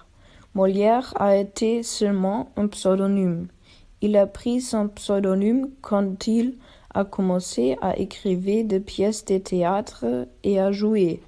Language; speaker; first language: French; non-native, learner; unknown